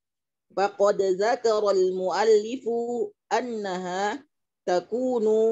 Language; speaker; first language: Arabic; non-native, learner; Indonesian